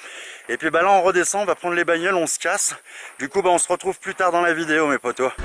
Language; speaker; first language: French; native; French